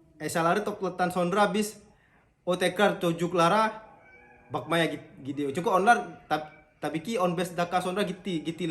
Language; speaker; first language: Turkish; non-native, learner; Indonesian